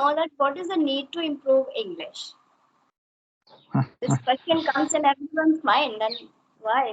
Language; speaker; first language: English; non-native, local second language; Hindi